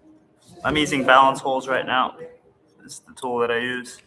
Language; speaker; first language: English; native; English